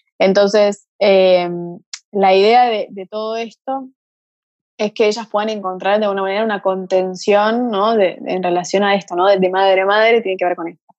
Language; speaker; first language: Spanish; early bilingual, other home language; Portuguese